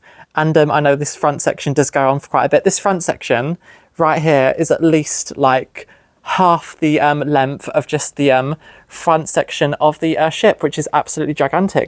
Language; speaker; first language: English; native; English